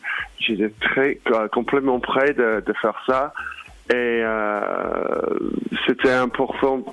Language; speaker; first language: French; non-native, learner; English